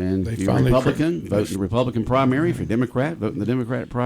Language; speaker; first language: English; native; English